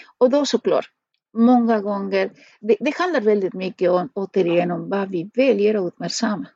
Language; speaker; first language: Swedish; non-native, fluent; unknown